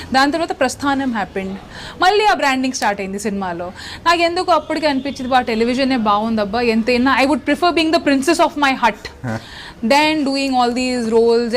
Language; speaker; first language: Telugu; non-native, local second language; Hindi